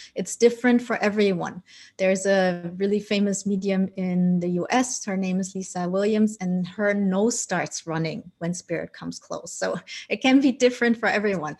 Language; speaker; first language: English; non-native, fluent; German